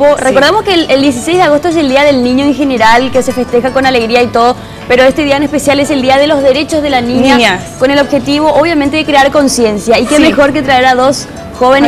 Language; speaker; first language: Spanish; native; Spanish